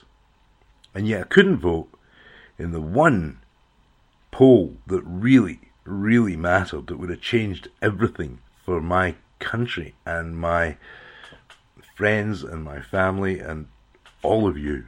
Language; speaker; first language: English; native; English